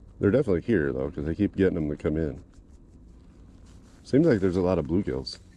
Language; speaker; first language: English; native; English